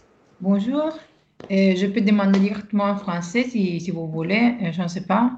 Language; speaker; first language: French; non-native, learner; Italian